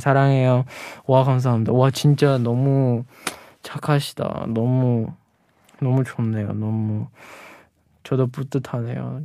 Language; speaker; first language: Korean; non-native, fluent; Chinese